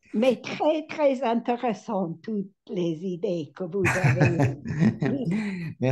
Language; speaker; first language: French; non-native, fluent; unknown